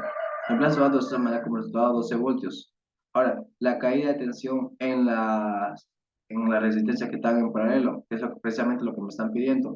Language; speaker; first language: Spanish; native; Spanish